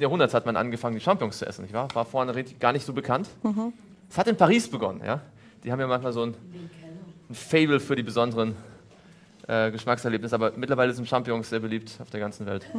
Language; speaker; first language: German; native; German